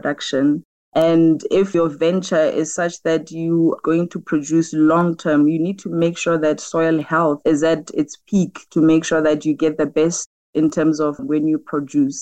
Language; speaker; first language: English; non-native, local second language; Tswana